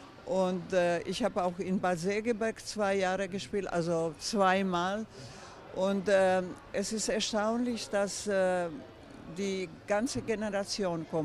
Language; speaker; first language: German; non-native, fluent; Croatian